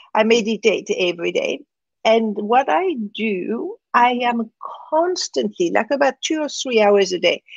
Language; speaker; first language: English; non-native, fluent; French